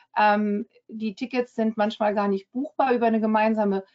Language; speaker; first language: German; early bilingual, heritage; German